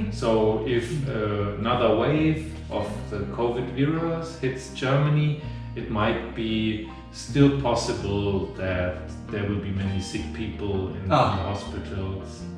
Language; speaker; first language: English; non-native, fluent; German